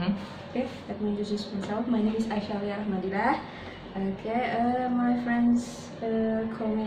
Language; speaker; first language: English; non-native, learner; Indonesian